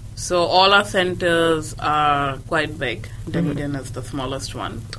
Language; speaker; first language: English; non-native, local second language; Hindi